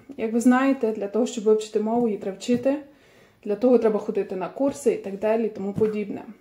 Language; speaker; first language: Ukrainian; native; Ukrainian